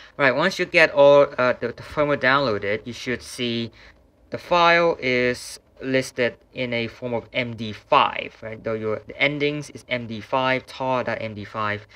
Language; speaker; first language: English; non-native, fluent; Vietnamese